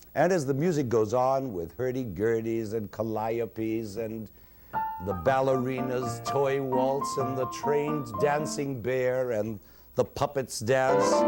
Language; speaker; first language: English; native; English